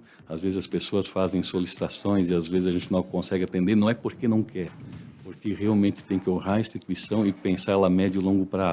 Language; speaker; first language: Portuguese; native; Portuguese